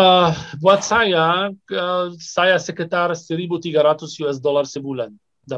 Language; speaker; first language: Indonesian; non-native, fluent; Arabic